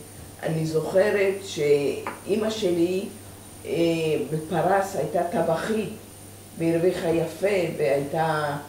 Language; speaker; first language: Hebrew; early bilingual, other home language; Persian